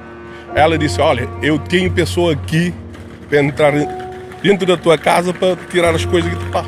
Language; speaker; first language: Portuguese; non-native, local second language; Kabuverdianu